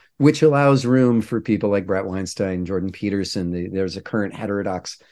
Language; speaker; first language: English; native; English